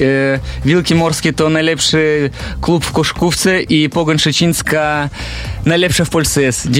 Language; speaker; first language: Polish; non-native, learner; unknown